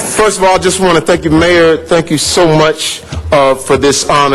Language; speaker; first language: English; native; English